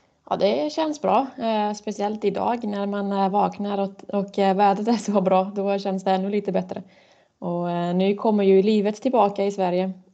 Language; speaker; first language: Swedish; non-native, fluent; German